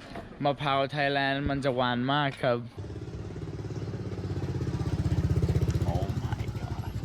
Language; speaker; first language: Thai; non-native, learner; English